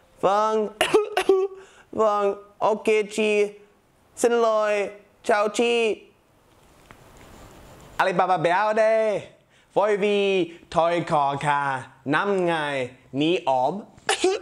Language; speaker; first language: Vietnamese; non-native, learner; English